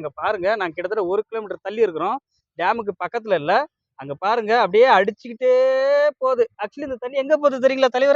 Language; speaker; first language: Tamil; native; Tamil